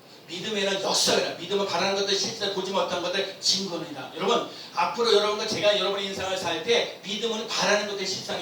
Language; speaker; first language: Korean; native; Korean